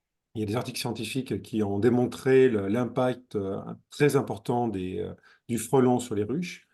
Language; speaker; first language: French; native; French